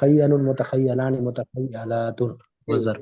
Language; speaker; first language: Arabic; non-native, learner; Urdu